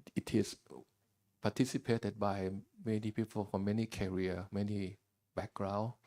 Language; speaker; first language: English; non-native, fluent; Thai